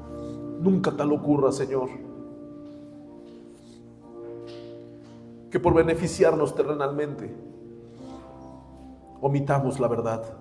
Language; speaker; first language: Spanish; native; Spanish